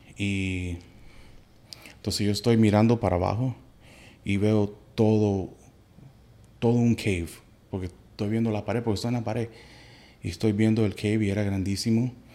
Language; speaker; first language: Spanish; early bilingual, heritage; Spanish